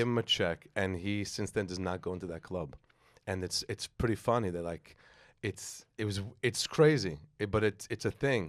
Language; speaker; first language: English; native; English